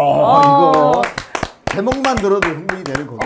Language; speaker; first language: Korean; native; Korean